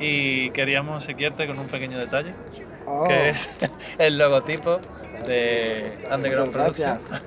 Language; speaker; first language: Spanish; native; Spanish